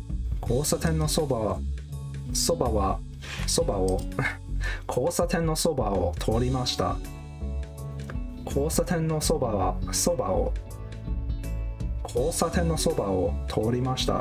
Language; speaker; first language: Japanese; non-native, learner; English